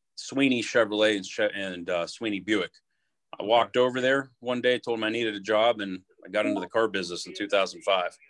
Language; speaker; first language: English; native; English